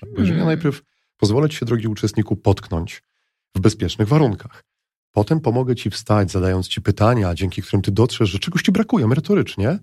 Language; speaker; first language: Polish; native; Polish